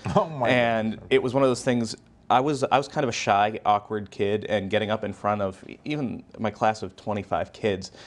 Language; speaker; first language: English; native; English